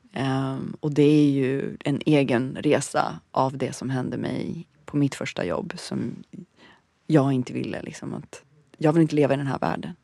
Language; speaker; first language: Swedish; early bilingual, other home language; Bosnian